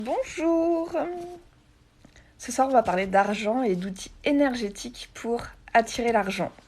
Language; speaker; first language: French; native; French